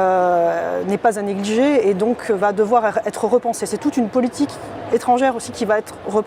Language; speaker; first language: French; native; French